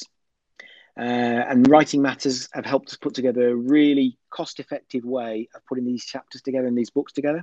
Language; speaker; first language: English; native; English